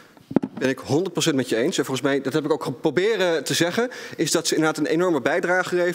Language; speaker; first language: Dutch; native; Dutch